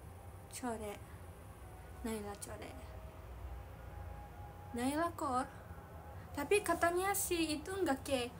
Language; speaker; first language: Indonesian; non-native, learner; Japanese